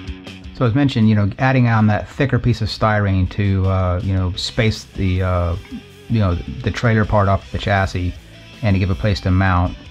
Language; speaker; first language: English; native; English